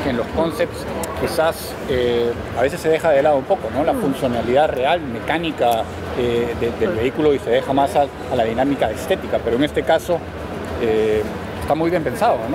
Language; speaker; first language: Spanish; native; Spanish